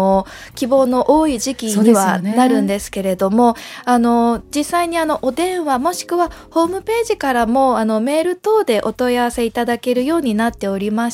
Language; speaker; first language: Japanese; native; Japanese